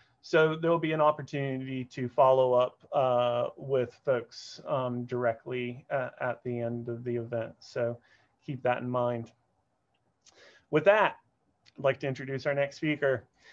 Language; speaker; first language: English; native; English